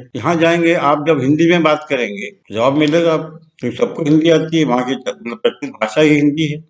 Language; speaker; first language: Hindi; non-native, local second language; Telugu